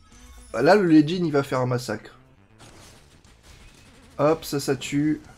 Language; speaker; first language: French; native; French